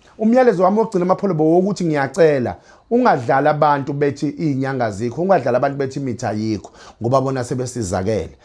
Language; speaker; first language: Zulu; native; Zulu